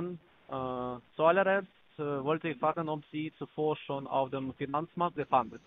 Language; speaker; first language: German; non-native, learner; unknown